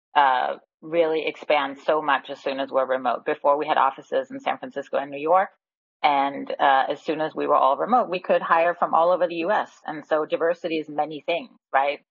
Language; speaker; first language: English; non-native, fluent; Danish